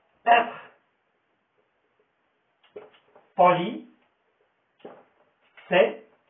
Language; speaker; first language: French; non-native, local second language; Arabic